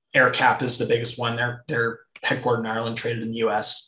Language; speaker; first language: English; native; English